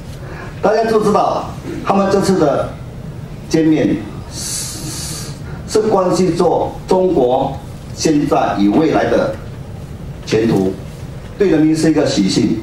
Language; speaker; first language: Chinese; native; Chinese